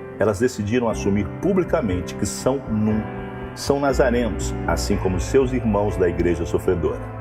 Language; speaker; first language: Portuguese; native; Portuguese